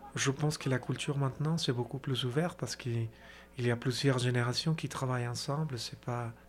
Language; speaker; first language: French; non-native, fluent; Spanish